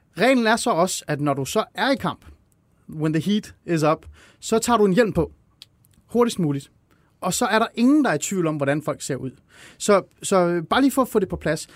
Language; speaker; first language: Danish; early bilingual, other home language; Persian